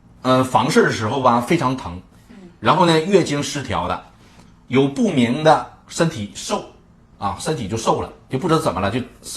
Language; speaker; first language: Chinese; native; Chinese